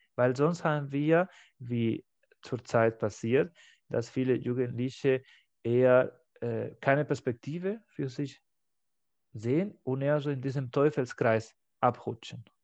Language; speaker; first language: German; non-native, fluent; Spanish